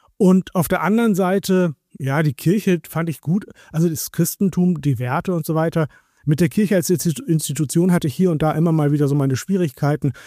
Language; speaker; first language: German; native; German